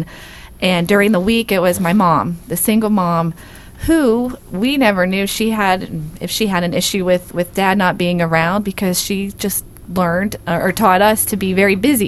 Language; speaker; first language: English; native; English